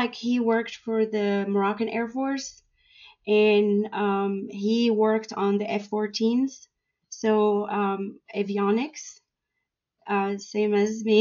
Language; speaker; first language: English; non-native, fluent; Arabic